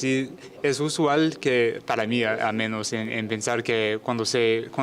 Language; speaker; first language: Spanish; non-native, learner; English